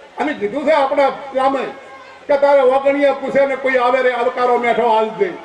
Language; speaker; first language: Gujarati; native; Gujarati